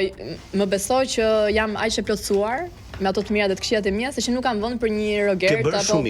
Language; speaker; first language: Albanian; native; Albanian